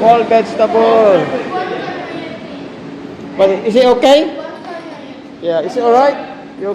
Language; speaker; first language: English; non-native, local second language; Filipino